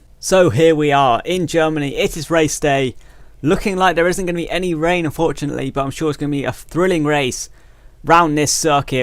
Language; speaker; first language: English; native; English